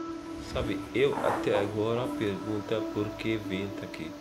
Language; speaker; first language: Portuguese; non-native, learner; Arabic